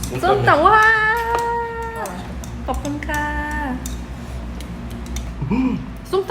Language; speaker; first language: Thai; non-native, learner; Korean